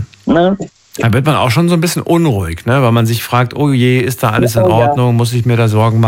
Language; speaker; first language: German; native; German